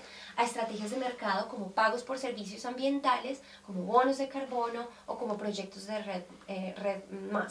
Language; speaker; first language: Spanish; native; Spanish